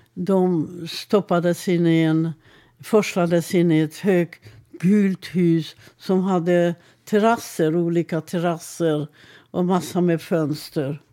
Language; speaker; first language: Swedish; non-native, fluent; Hungarian